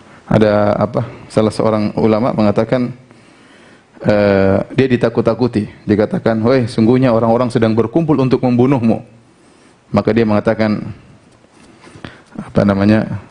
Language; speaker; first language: Indonesian; native; Indonesian